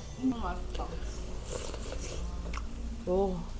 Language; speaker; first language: Korean; native; Korean